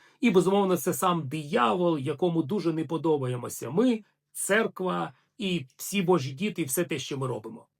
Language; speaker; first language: Ukrainian; non-native, local second language; Russian